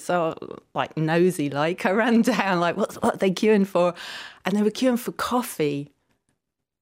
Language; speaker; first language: English; native; English